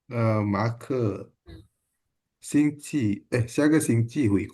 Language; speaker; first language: Chinese; non-native, learner; Indonesian